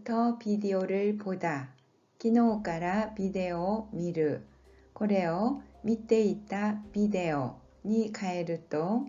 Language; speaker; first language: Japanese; non-native, fluent; Korean